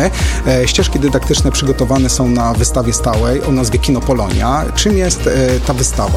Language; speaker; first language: Polish; native; Polish